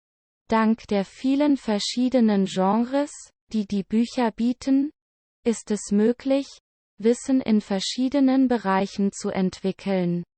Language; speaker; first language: German; non-native, learner; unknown